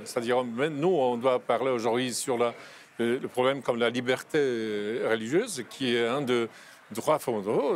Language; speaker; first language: French; non-native, fluent; Polish